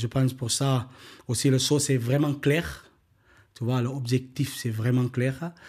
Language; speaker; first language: French; non-native, learner; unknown